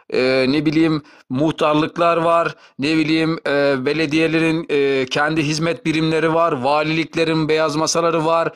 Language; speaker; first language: Turkish; native; Turkish